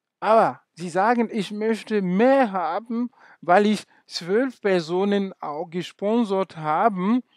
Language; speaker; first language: German; non-native, fluent; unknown